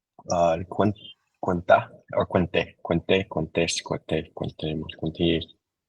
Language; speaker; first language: Spanish; non-native, learner; English